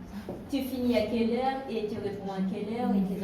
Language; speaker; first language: French; non-native, learner; Malagasy